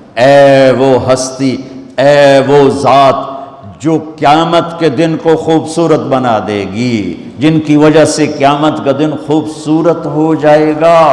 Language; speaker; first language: Urdu; non-native, local second language; Punjabi